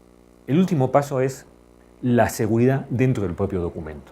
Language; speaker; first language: Spanish; native; Spanish